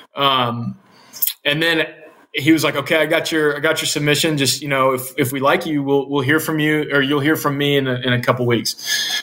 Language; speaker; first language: English; native; English